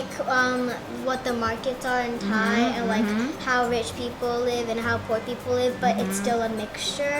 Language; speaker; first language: English; non-native, fluent; Japanese